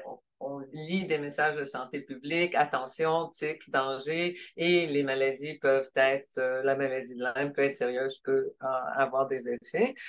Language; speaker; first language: French; native; French